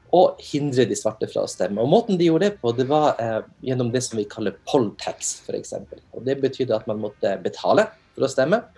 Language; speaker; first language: Norwegian; native; Norwegian